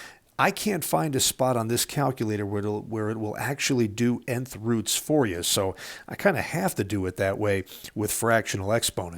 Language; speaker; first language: English; native; English